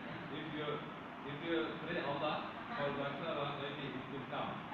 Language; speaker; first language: English; non-native, fluent; Turkish